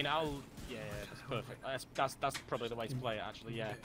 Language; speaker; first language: English; native; English